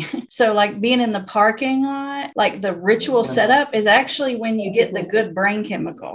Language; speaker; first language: English; native; English